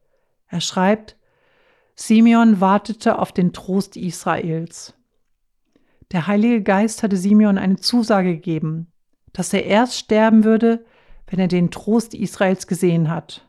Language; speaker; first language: German; native; German